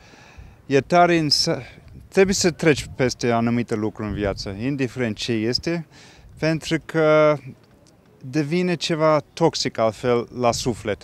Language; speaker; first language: Romanian; early bilingual, heritage; English